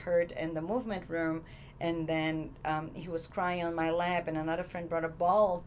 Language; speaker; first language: English; non-native, fluent; Portuguese